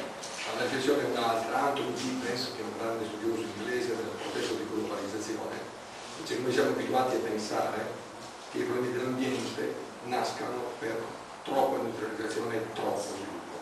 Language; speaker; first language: Italian; native; Italian